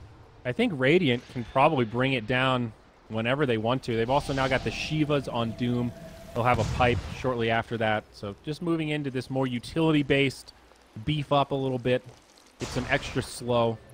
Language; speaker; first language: English; native; English